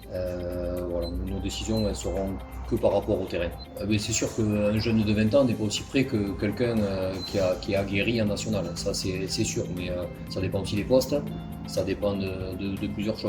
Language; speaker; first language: French; native; French